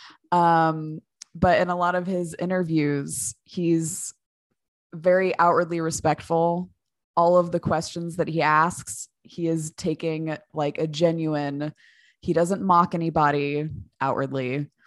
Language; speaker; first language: English; native; English